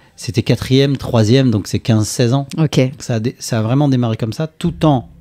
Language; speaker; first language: French; native; French